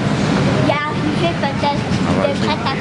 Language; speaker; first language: French; early bilingual, other home language; Polish